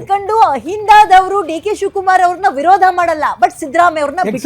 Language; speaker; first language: Kannada; native; Kannada